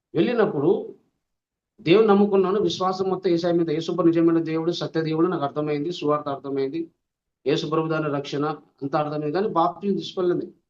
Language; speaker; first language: Telugu; non-native, local second language; Lambadi